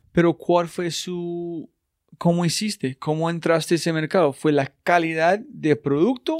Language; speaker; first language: Spanish; non-native, learner; English